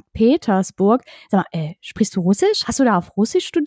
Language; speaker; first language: German; native; German